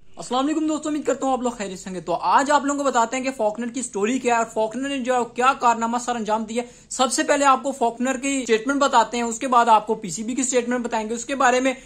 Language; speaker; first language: Urdu; non-native, local second language; Punjabi